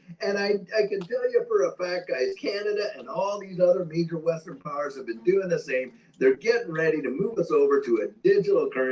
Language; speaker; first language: English; native; English